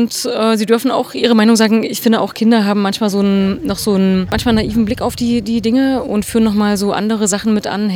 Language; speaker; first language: German; native; German